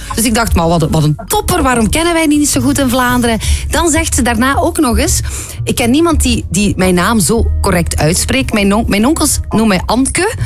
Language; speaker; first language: Dutch; native; Dutch